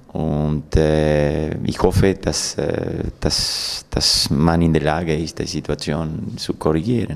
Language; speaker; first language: German; non-native, fluent; Spanish